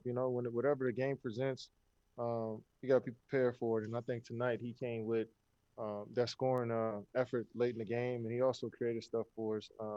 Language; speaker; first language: English; native; English